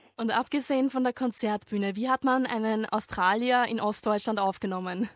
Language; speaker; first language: German; native; German